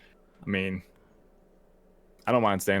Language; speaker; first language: English; native; English